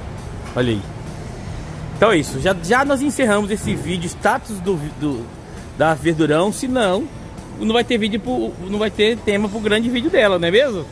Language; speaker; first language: Portuguese; native; Portuguese